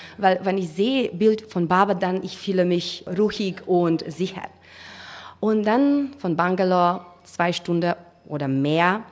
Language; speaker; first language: German; non-native, learner; Macedonian